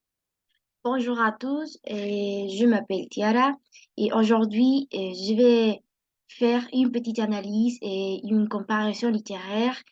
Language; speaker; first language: French; non-native, learner; Spanish